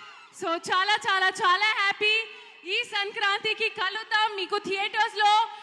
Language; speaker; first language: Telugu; non-native, learner; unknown